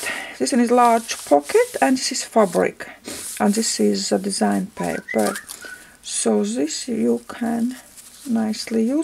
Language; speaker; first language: English; non-native, fluent; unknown